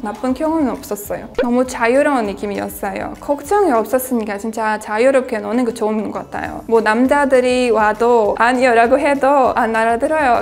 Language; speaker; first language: Korean; non-native, fluent; Latvian